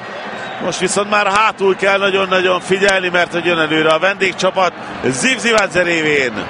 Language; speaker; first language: Hungarian; native; Hungarian